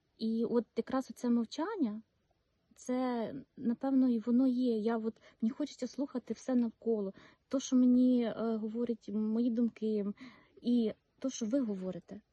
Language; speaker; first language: Ukrainian; native; Ukrainian